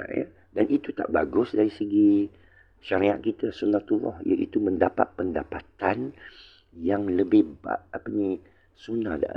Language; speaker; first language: Malay; non-native, local second language; Chinese